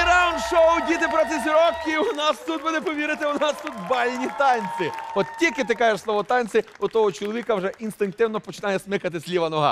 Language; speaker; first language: Ukrainian; native; Ukrainian